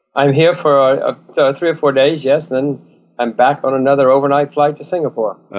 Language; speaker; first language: English; native; English